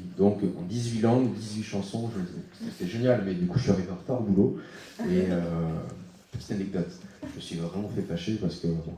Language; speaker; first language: French; native; French